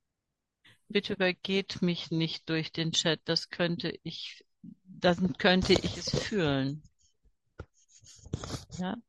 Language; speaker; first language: German; native; German